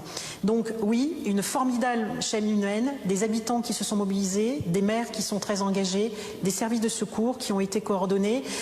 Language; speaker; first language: French; native; French